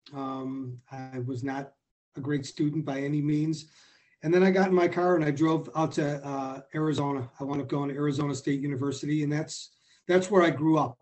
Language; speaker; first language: English; native; English